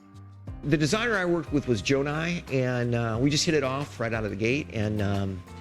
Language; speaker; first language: English; native; English